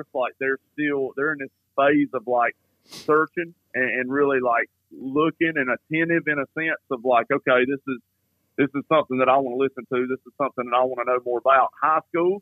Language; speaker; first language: English; native; English